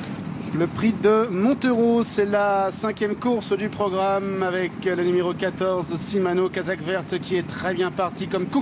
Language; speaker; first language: French; native; French